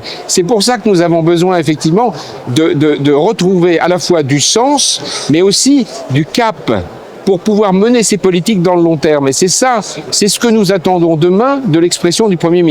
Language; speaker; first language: French; native; French